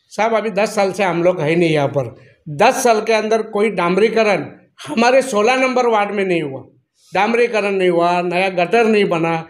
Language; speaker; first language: Hindi; non-native, local second language; Marathi